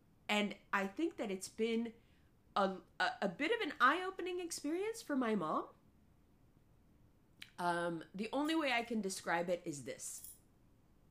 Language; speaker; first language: English; early bilingual, other home language; Urdu